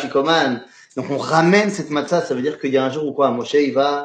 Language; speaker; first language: French; native; French